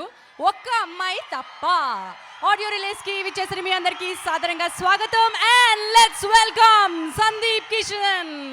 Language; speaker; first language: Telugu; native; Telugu